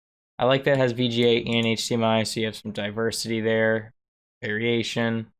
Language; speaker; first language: English; native; English